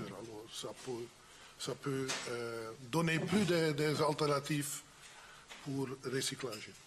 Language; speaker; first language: French; non-native, fluent; Dutch